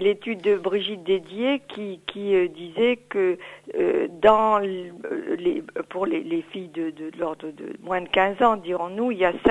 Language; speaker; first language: French; native; French